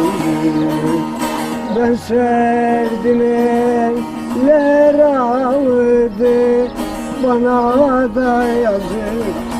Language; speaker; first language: Turkish; native; Turkish